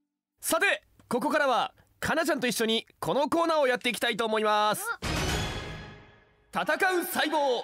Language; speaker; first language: Japanese; native; Japanese